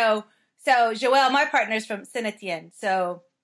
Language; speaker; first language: English; native; English